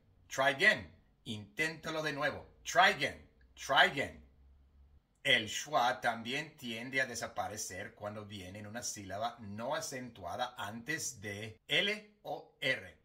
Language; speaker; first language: Spanish; non-native, fluent; English